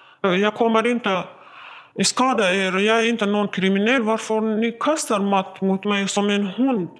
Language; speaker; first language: Swedish; non-native, learner; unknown